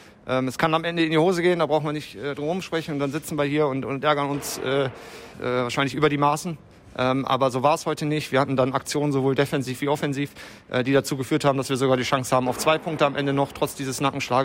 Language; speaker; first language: German; native; German